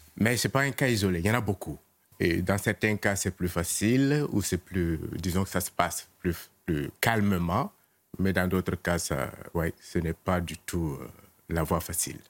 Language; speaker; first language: French; non-native, local second language; Mossi